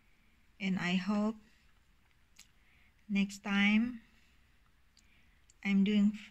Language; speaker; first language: English; non-native, learner; Indonesian